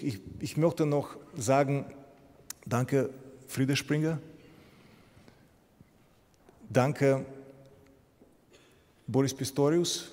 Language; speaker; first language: German; non-native, fluent; Ukrainian